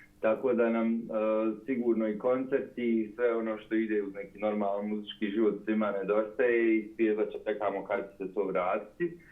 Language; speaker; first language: Bosnian; native; Bosnian